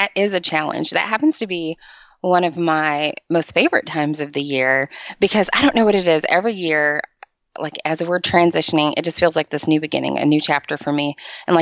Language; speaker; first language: English; native; English